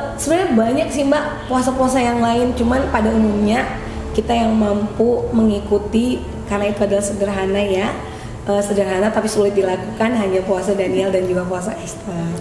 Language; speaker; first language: Indonesian; native; Indonesian